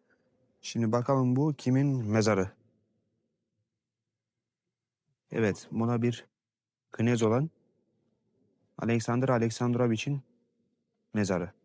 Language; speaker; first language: Turkish; native; Turkish